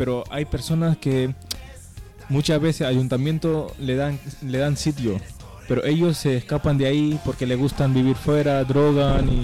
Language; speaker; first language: Spanish; non-native, learner; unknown